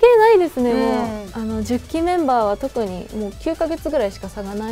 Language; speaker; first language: Japanese; native; Japanese